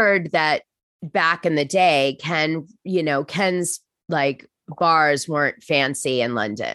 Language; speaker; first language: English; native; English